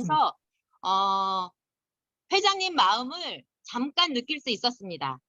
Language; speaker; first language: Korean; native; Korean